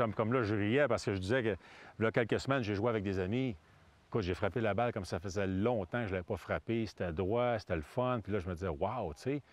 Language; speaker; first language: French; native; French